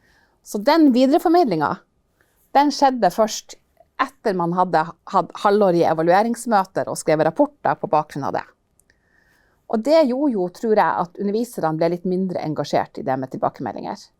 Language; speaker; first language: Norwegian; native; Norwegian